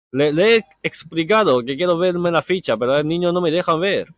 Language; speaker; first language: Spanish; non-native, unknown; Chinese